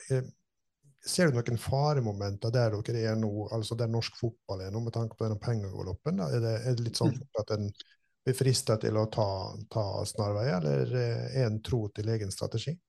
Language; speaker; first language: Norwegian; native; Norwegian